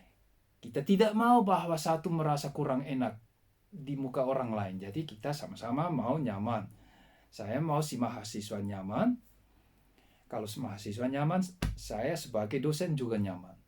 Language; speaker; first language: Indonesian; non-native, fluent; Dutch